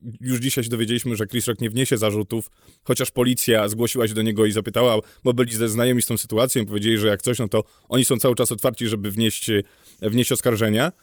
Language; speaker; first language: Polish; native; Polish